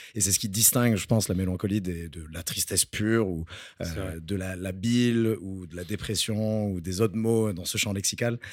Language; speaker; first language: French; early bilingual, other home language; Spanish